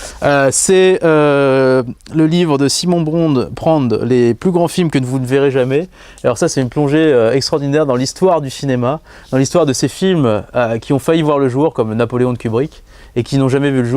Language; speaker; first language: French; native; French